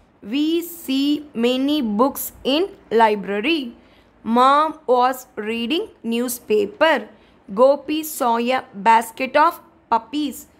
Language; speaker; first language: English; non-native, local second language; Tamil